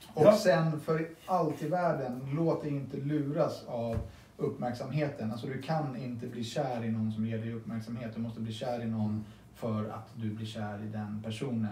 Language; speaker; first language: Swedish; native; Swedish